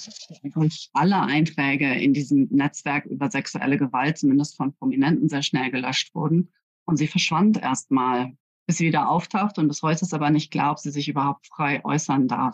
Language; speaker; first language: German; native; German